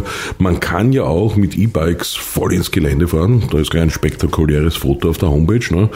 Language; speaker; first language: German; native; German